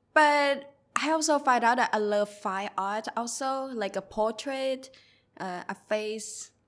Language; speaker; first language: English; non-native, learner; Thai